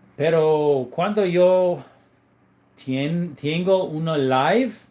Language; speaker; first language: Spanish; non-native, learner; English